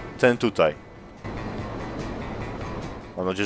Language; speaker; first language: Polish; native; Polish